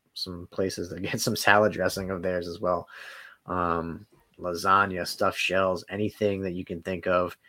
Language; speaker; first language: English; native; English